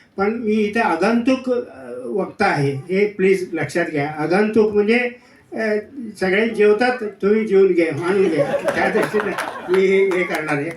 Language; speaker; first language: Marathi; non-native, local second language; Kannada